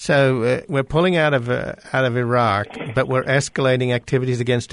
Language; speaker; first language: English; native; English